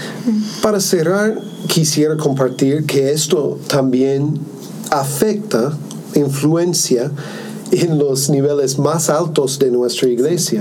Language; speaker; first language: Spanish; non-native, fluent; English